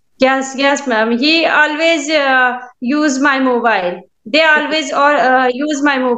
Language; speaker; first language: English; non-native, learner; Hindi